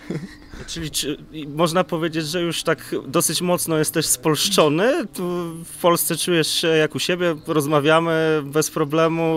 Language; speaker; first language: Polish; native; Polish